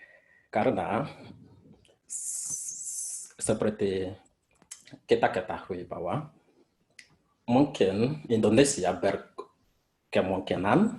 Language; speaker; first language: Indonesian; non-native, fluent; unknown